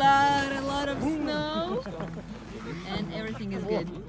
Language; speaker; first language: English; non-native, learner; Russian